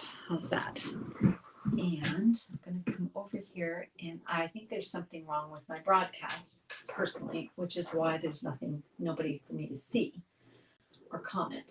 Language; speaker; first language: English; native; English